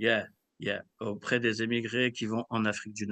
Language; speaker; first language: French; early bilingual, other home language; Kabyle